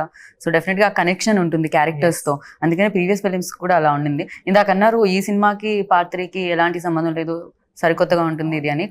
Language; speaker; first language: Telugu; native; Telugu